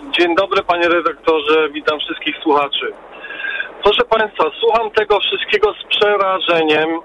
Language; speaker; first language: Polish; early bilingual, heritage; Polish